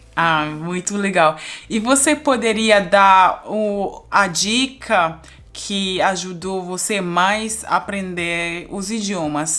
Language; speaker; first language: Portuguese; non-native, fluent; German